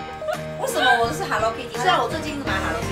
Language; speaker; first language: Chinese; native; Chinese